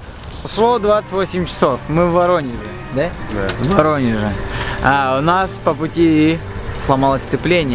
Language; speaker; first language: Russian; native; Russian